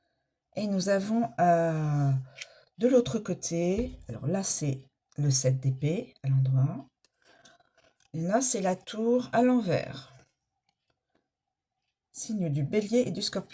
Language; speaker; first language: French; native; French